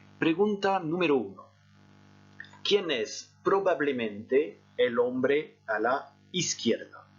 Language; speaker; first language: Spanish; non-native, fluent; French